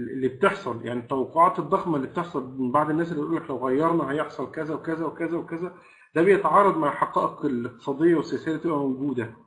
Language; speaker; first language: Arabic; native; Arabic